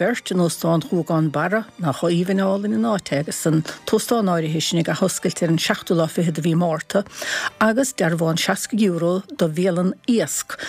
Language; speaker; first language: Irish; native; Irish